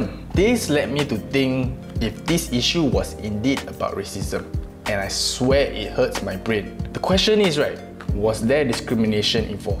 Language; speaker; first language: English; non-native, local second language; Malay